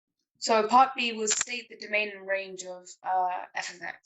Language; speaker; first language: English; native; English